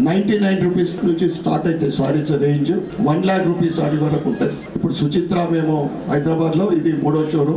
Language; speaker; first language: Telugu; native; Telugu